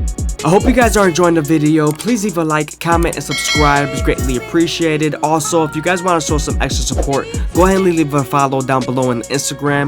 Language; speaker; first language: English; native; English